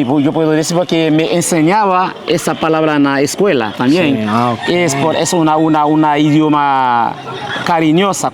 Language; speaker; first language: Spanish; early bilingual, heritage; Haitian Creole